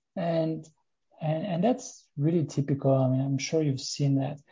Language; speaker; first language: English; non-native, fluent; French